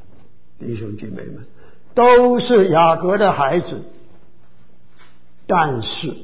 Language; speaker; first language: Chinese; native; Chinese